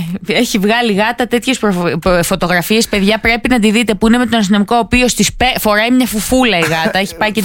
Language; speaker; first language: Greek; native; Greek